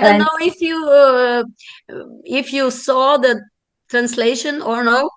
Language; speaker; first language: English; non-native, learner; Slovenian